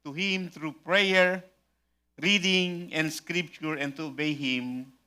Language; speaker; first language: English; non-native, local second language; Filipino